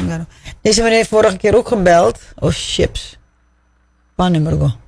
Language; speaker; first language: Dutch; native; Dutch